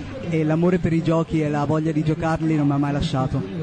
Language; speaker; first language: Italian; native; Italian